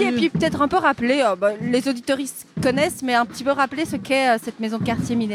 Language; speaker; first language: French; native; French